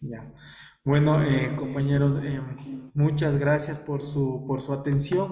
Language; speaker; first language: Spanish; native; Spanish